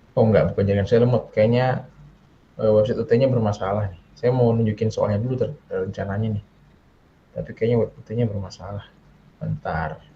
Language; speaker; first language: Indonesian; native; Indonesian